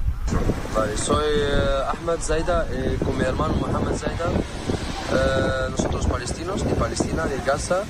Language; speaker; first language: Spanish; non-native, learner; Arabic